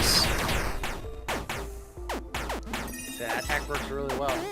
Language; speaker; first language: English; native; English